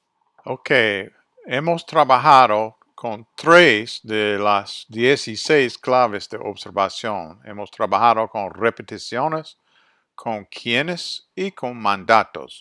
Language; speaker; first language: Spanish; non-native, fluent; English